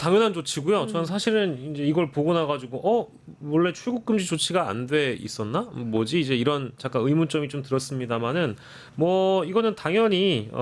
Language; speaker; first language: Korean; native; Korean